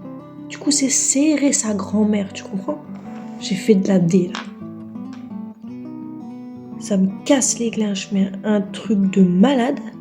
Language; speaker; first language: French; native; French